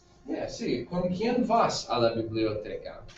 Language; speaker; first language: Spanish; non-native, fluent; English